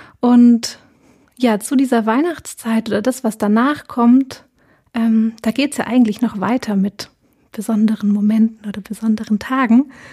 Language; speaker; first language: German; native; German